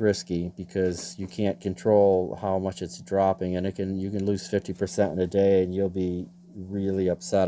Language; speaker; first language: English; native; English